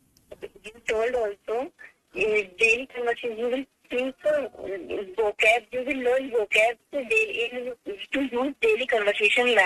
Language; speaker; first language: English; non-native, local second language; Hindi